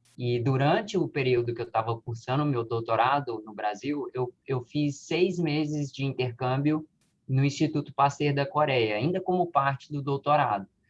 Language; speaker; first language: Portuguese; native; Portuguese